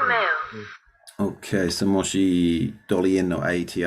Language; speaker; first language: Japanese; non-native, learner; English